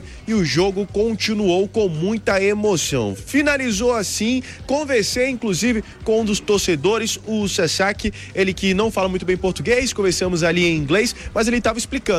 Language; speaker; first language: Portuguese; native; Portuguese